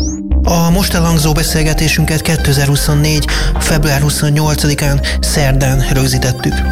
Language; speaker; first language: Hungarian; native; Hungarian